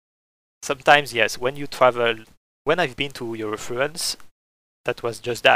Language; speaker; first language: English; non-native, fluent; French